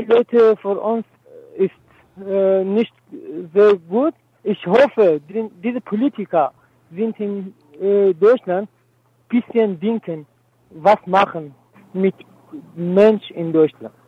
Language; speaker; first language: German; non-native, learner; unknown